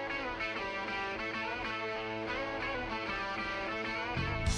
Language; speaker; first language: English; early bilingual, other home language; Yiddish